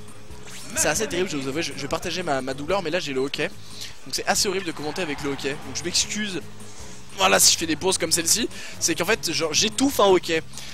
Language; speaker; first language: French; native; French